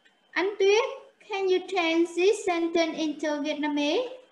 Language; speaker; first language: English; non-native, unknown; Vietnamese